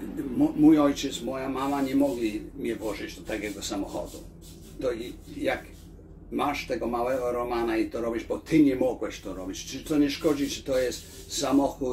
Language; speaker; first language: Polish; early bilingual, heritage; Polish